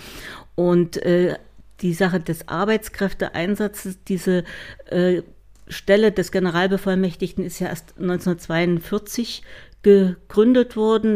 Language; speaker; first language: German; native; German